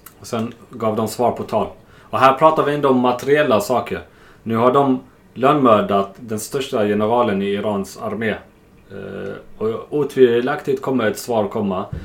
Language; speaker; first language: Swedish; non-native, fluent; Arabic